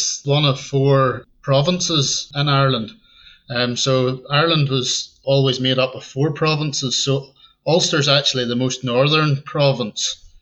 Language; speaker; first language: English; native; English